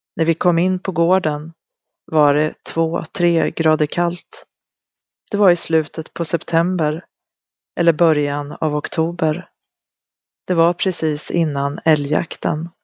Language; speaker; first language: Swedish; native; Swedish